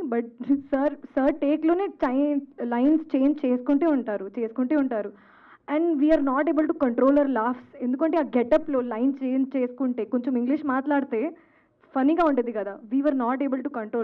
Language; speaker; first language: Telugu; non-native, learner; Hindi